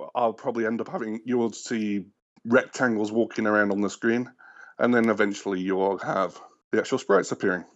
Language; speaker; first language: English; native; English